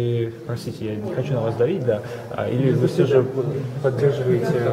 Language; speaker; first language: Russian; native; Russian